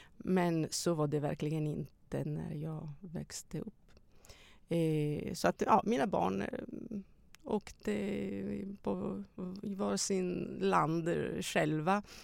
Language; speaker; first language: Swedish; non-native, fluent; Italian